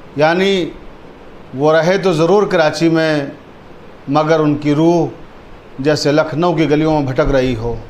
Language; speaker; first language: Urdu; native; Urdu